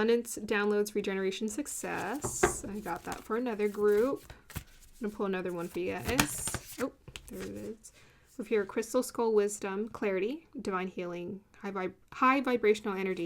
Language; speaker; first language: English; native; English